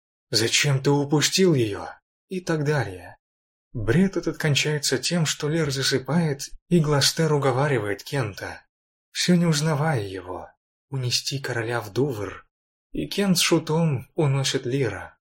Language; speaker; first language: Russian; native; Russian